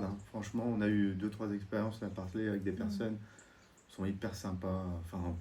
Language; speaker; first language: French; native; French